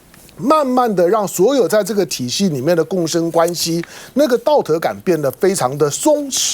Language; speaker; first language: Chinese; native; Chinese